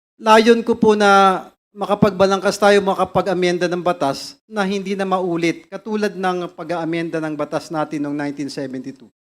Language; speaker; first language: Filipino; native; Filipino